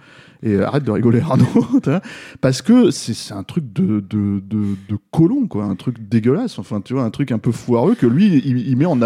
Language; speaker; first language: French; native; French